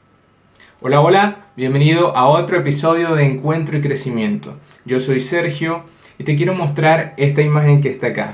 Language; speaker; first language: Spanish; native; Spanish